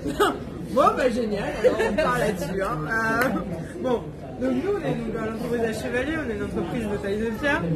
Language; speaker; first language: French; native; French